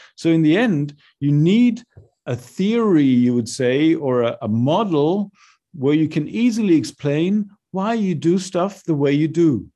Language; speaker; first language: English; non-native, fluent; German